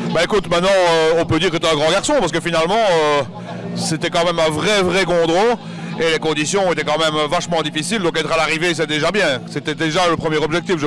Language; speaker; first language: French; native; French